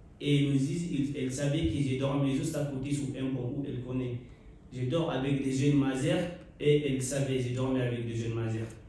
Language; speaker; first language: French; non-native, local second language; Fula